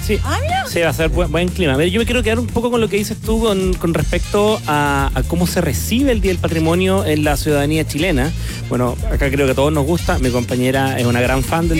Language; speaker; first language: Spanish; native; Spanish